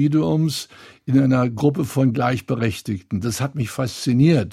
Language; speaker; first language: German; native; German